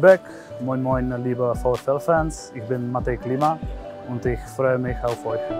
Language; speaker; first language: German; non-native, learner; Czech